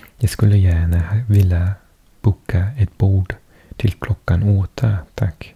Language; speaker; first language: Swedish; non-native, learner; English